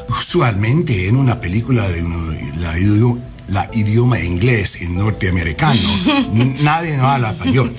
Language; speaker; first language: Spanish; non-native, learner; English